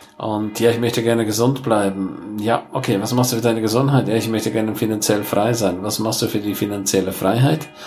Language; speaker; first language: German; non-native, local second language; Romansh